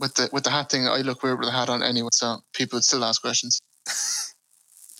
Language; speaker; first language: English; native; English